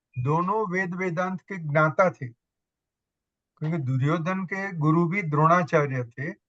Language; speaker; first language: Hindi; non-native, local second language; Gujarati